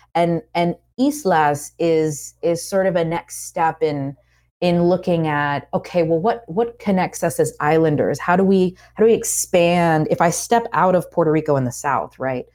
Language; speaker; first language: English; native; English